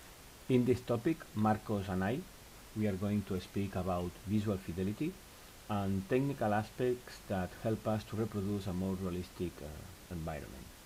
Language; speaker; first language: English; non-native, fluent; Spanish